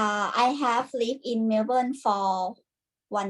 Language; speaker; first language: English; non-native, learner; Thai